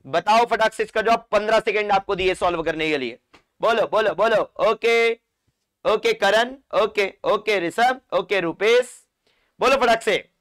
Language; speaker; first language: Hindi; non-native, local second language; Marathi